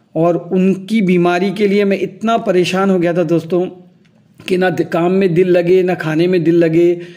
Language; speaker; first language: Hindi; non-native, local second language; Urdu